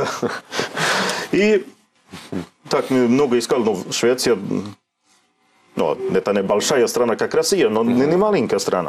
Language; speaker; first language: Russian; non-native, learner; Swedish